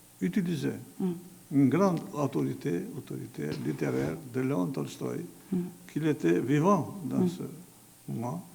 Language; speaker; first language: French; non-native, fluent; Albanian